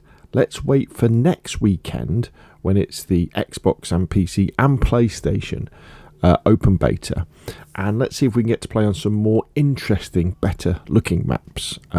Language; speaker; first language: English; native; English